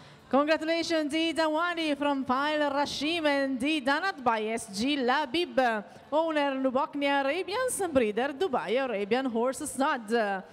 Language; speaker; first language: English; non-native, fluent; Italian